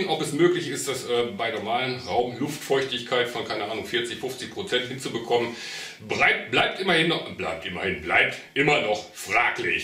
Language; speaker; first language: German; native; German